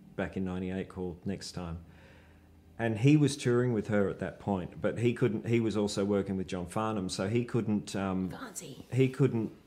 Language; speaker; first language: English; native; English